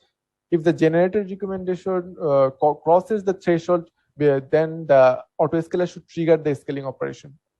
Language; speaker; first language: English; non-native, local second language; Bangla